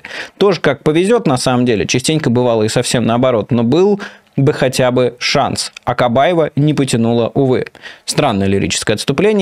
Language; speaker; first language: Russian; native; Russian